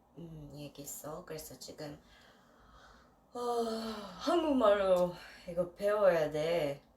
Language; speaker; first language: Korean; non-native, learner; Russian